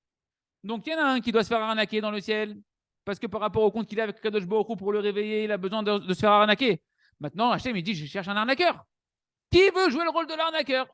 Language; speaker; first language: French; native; French